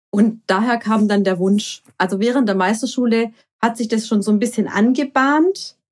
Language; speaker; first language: German; early bilingual, other home language; Croatian